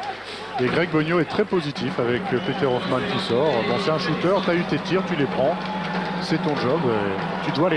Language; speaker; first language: French; native; French